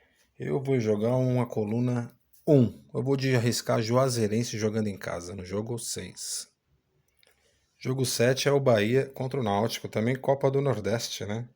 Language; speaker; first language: Portuguese; native; Portuguese